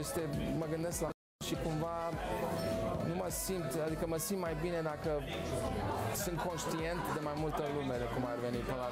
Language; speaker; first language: Romanian; early bilingual, heritage; Romanian